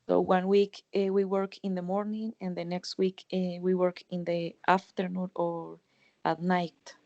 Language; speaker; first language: English; non-native, learner; Spanish